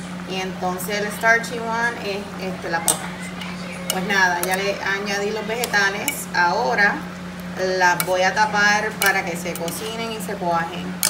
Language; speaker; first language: Spanish; early bilingual, heritage; Spanish